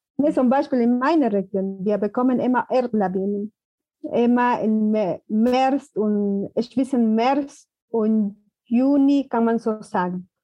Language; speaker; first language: German; non-native, fluent; Spanish